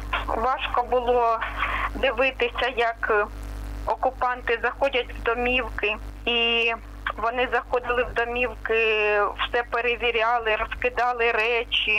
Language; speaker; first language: Ukrainian; non-native, local second language; Russian